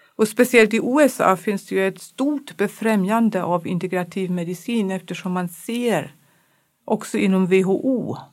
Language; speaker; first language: Swedish; non-native, fluent; German